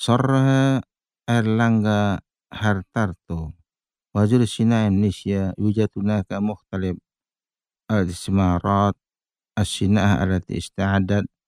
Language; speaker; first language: Arabic; non-native, fluent; Indonesian